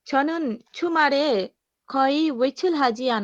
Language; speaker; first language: Korean; non-native, learner; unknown